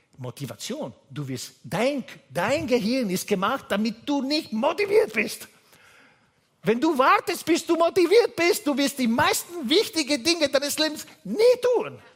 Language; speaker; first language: German; non-native, fluent; Italian